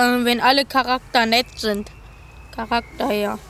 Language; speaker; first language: German; early bilingual, other home language; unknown